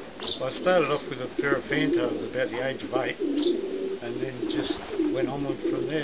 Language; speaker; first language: English; native; English